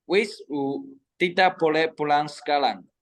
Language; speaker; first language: Indonesian; non-native, learner; Chinese